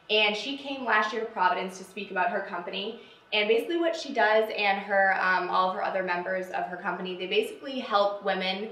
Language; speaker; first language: English; native; English